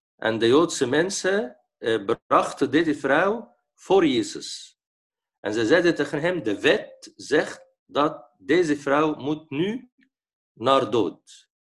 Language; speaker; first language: Dutch; non-native, learner; Arabic